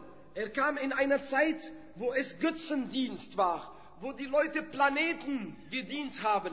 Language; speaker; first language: German; non-native, fluent; Arabic